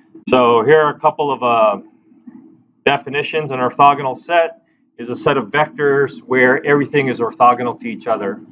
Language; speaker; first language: English; native; English